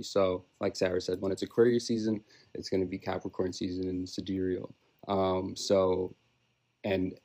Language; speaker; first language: English; native; English